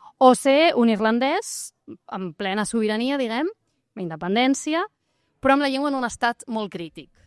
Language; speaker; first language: Catalan; native; Catalan